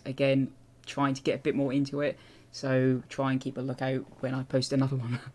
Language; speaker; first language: English; native; English